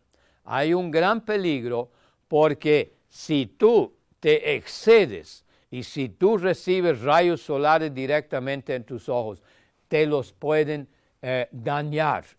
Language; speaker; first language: Spanish; non-native, fluent; German